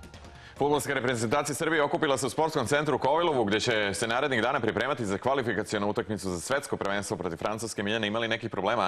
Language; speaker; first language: Serbian; native; Serbian